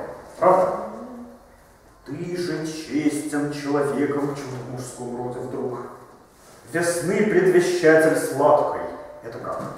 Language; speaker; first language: Russian; native; Russian